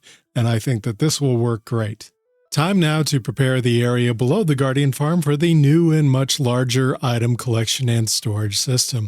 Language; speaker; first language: English; native; English